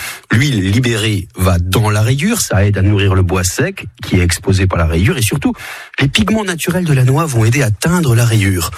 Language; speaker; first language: French; native; French